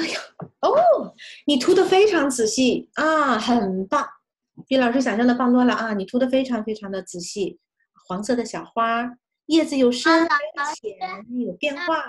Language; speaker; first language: Chinese; native; Chinese